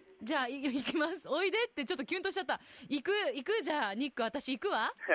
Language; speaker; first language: Japanese; native; Japanese